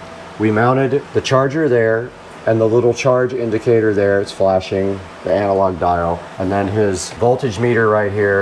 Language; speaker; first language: English; native; English